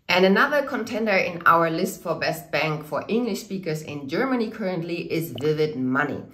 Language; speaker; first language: English; non-native, fluent; German